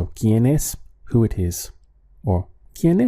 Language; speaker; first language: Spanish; non-native, fluent; English